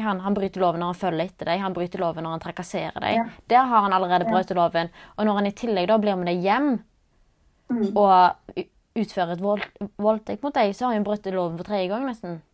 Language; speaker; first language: Norwegian; native; Norwegian